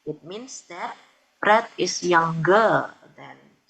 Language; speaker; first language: English; non-native, fluent; Indonesian